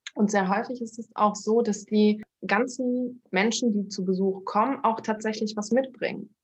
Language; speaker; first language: German; early bilingual, other home language; Turkish